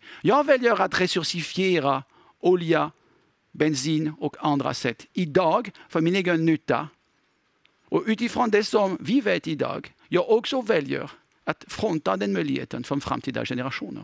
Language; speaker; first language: Swedish; non-native, fluent; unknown